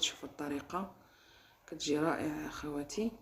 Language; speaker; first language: Arabic; native; Arabic